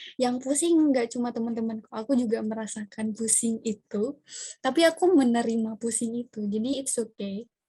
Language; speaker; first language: Indonesian; non-native, local second language; Madurese